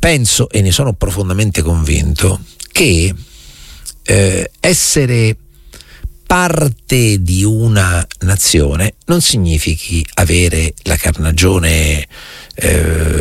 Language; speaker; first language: Italian; native; Italian